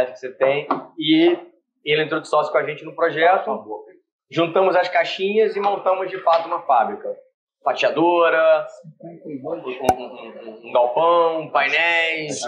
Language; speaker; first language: Portuguese; native; Portuguese